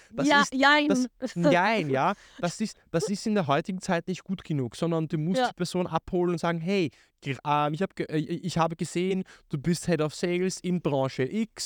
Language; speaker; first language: German; native; German